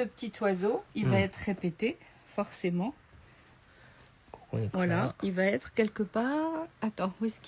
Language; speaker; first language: French; native; French